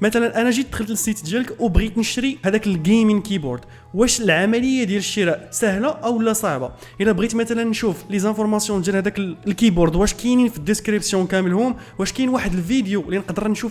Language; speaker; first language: Arabic; native; Arabic